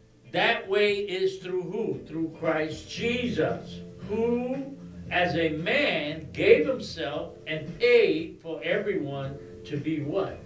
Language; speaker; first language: English; early bilingual, other home language; Spanish